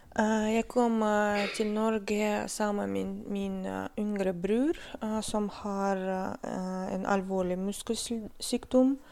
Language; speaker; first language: Norwegian; non-native, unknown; Russian